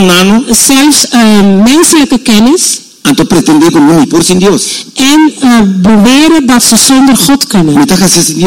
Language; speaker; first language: Dutch; non-native, local second language; Papiamento